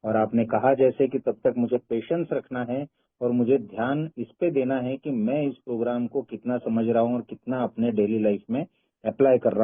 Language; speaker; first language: Hindi; native; Hindi